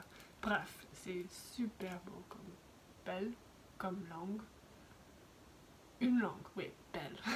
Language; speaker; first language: French; non-native, fluent; English